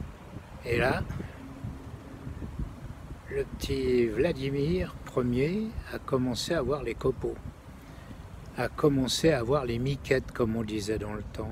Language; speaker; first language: French; native; French